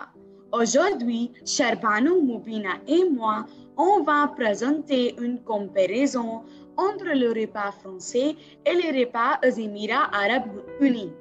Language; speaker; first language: French; non-native, learner; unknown